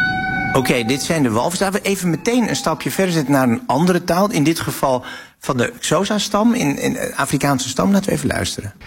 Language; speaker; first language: Dutch; native; Dutch